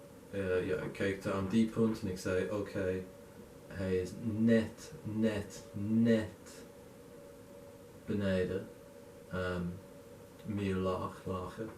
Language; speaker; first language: Dutch; non-native, learner; English